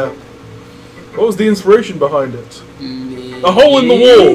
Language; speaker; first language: English; native; English